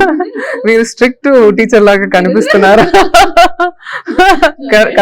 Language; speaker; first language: Telugu; non-native, local second language; Tamil